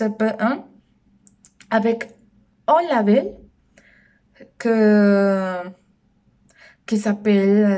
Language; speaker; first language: French; non-native, learner; Spanish